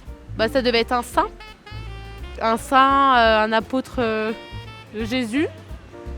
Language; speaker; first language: French; native; French